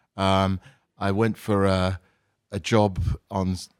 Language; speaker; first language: English; native; English